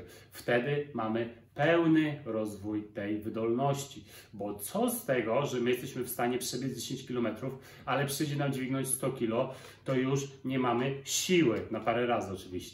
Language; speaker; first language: Polish; native; Polish